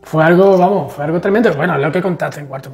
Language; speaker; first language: Spanish; native; Spanish